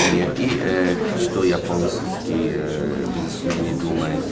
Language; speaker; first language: Russian; non-native, learner; Japanese